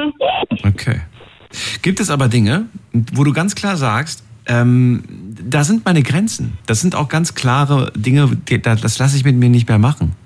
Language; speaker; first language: German; native; German